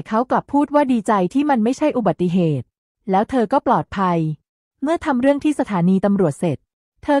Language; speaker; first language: Thai; native; Thai